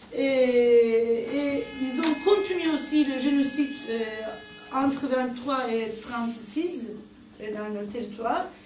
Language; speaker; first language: French; non-native, fluent; Turkish